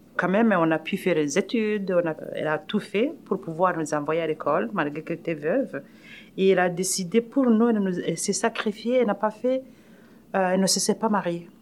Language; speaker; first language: French; non-native, local second language; Rundi